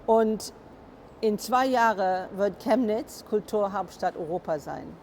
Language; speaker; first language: German; non-native, fluent; English